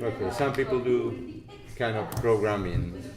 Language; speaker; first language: English; non-native, learner; Basque